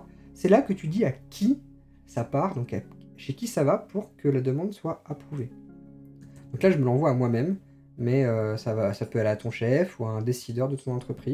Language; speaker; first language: French; native; French